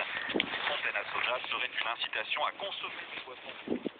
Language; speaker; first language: French; native; French